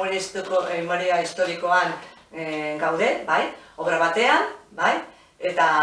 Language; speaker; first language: Basque; non-native, local second language; Spanish